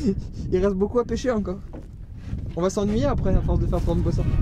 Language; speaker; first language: French; native; French